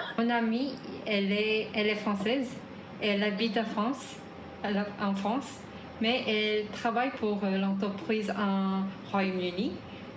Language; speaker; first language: French; non-native, learner; Korean